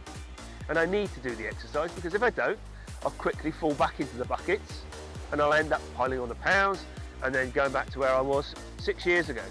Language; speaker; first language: English; native; English